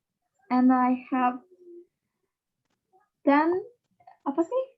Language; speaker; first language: English; non-native, learner; Indonesian